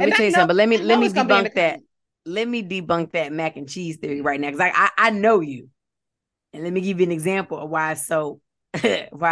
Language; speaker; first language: English; native; English